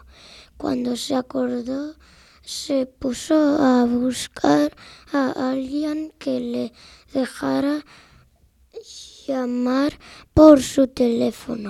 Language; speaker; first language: Spanish; native; Spanish